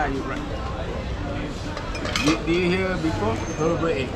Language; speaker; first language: English; non-native, local second language; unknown